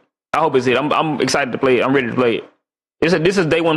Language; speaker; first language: English; native; English